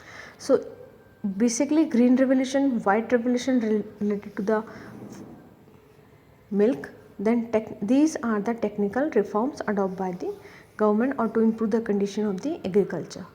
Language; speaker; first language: English; non-native, local second language; Hindi